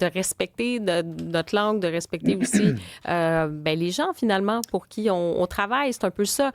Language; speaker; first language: French; native; French